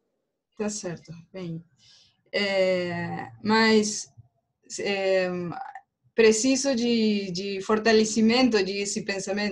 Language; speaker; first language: Portuguese; non-native, learner; Spanish